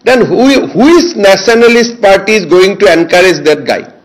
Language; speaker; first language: English; non-native, local second language; Assamese